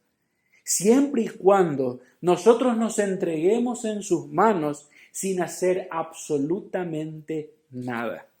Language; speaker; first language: Spanish; native; Spanish